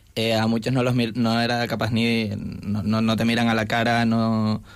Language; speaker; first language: Spanish; native; Spanish